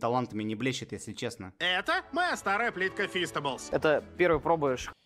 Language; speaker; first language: Russian; native; Russian